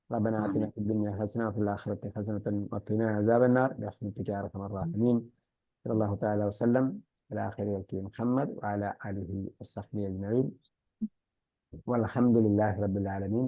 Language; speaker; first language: Arabic; non-native, learner; Malayalam